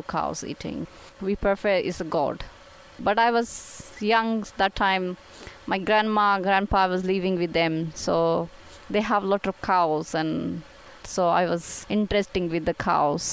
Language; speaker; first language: English; non-native, local second language; Kannada